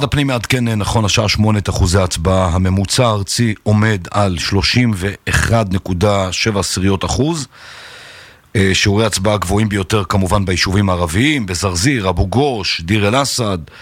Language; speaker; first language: Hebrew; native; Hebrew